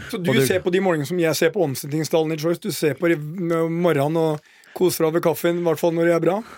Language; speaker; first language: Norwegian; native; Norwegian